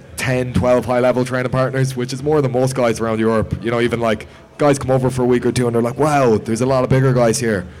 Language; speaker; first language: English; native; English